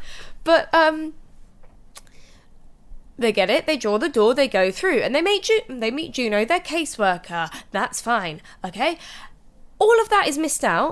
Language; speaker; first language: English; native; English